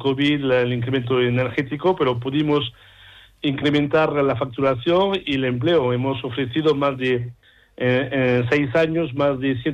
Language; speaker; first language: Spanish; non-native, fluent; French